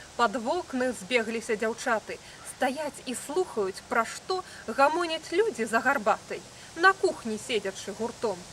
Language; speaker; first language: Belarusian; native; Belarusian